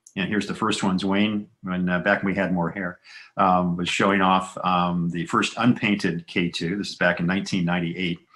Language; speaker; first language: English; native; English